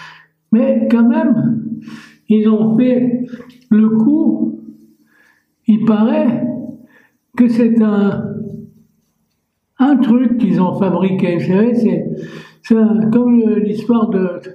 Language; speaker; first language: French; native; French